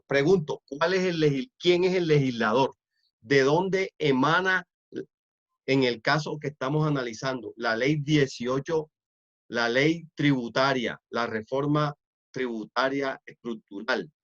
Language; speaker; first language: Spanish; native; Spanish